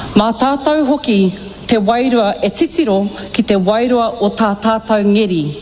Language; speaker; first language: Māori; native; Māori